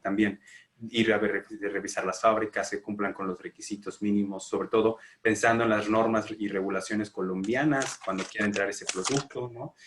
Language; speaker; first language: Spanish; native; Spanish